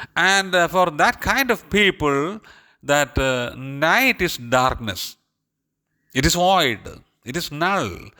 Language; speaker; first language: English; non-native, local second language; Malayalam